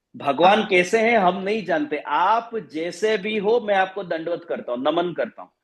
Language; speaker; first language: Hindi; non-native, local second language; Gujarati